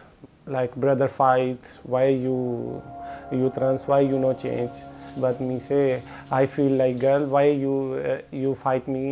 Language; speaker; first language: English; non-native, learner; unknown